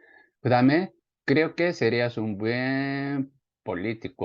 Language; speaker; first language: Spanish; non-native, fluent; Korean